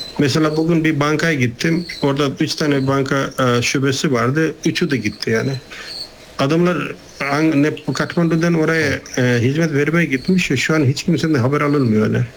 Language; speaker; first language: Turkish; non-native, fluent; Nepali